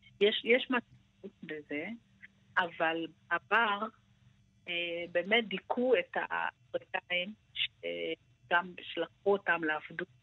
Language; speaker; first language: Hebrew; non-native, fluent; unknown